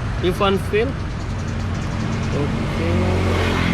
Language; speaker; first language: English; non-native, learner; Indonesian